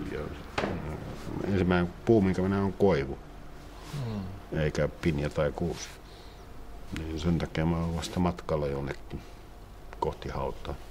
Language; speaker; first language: Finnish; native; Finnish